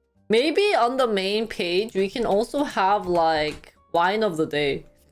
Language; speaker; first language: English; early bilingual, other home language; Korean